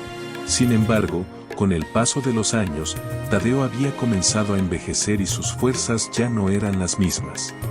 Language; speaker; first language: Spanish; native; Spanish